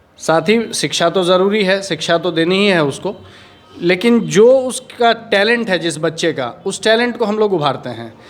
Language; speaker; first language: Hindi; native; Hindi